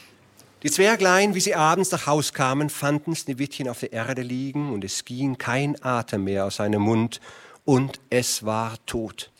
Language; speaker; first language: German; native; German